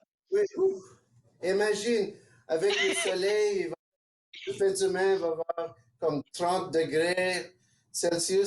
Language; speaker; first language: French; non-native, local second language; English